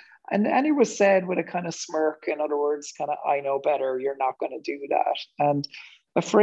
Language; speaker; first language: English; native; English